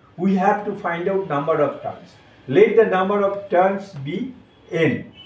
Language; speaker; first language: English; non-native, local second language; Bangla